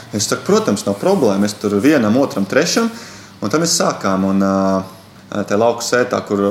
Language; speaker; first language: Latvian; native; Latvian